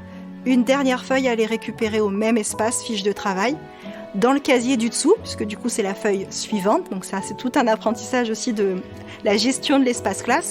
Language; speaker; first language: French; native; French